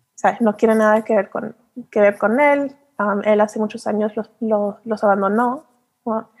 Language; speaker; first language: Spanish; early bilingual, heritage; Spanish